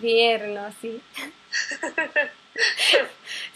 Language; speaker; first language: Spanish; non-native, learner; English